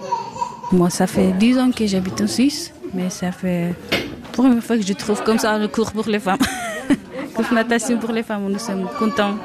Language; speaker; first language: French; non-native, learner; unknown